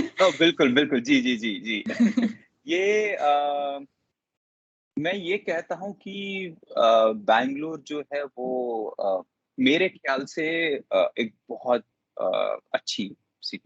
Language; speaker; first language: Hindi; non-native, local second language; Telugu